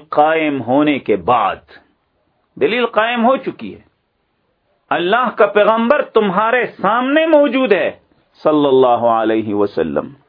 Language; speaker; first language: Urdu; native; Urdu